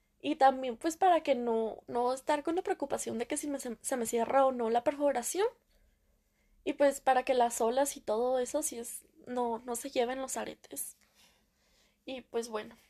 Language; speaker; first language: Spanish; early bilingual, heritage; Spanish